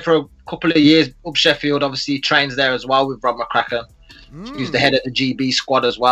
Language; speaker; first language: English; native; English